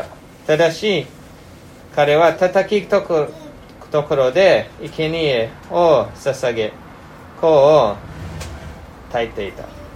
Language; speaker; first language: Japanese; non-native, fluent; English